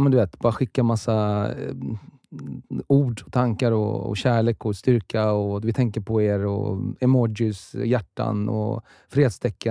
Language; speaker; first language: Swedish; early bilingual, other home language; Russian